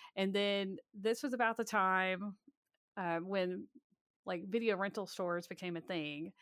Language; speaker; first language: English; native; English